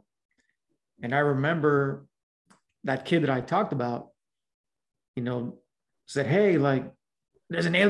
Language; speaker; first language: English; native; English